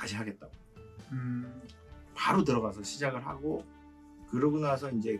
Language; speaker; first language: Korean; native; Korean